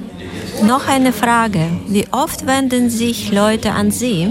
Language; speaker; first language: German; non-native, learner; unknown